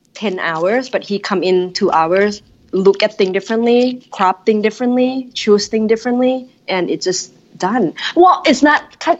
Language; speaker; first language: English; non-native, fluent; Thai